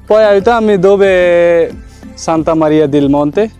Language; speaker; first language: Italian; non-native, learner; Bangla